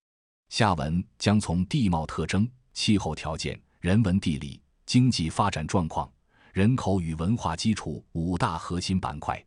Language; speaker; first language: Chinese; native; Chinese